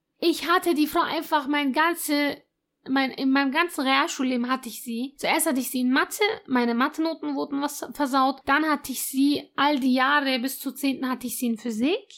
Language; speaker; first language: German; early bilingual, other home language; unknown